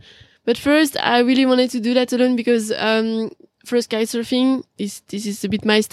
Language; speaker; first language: English; non-native, fluent; French